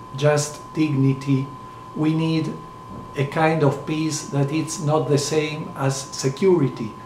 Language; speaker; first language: English; non-native, fluent; Spanish